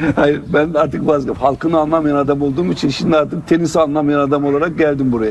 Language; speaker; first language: Turkish; native; Turkish